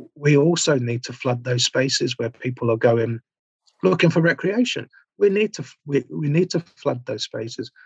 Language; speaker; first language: English; native; English